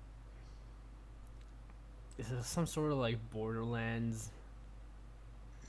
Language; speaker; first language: English; non-native, fluent; Hebrew